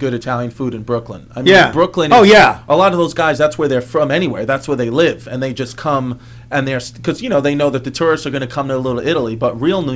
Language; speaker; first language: English; native; English